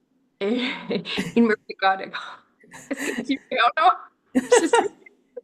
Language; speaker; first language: French; non-native, learner; English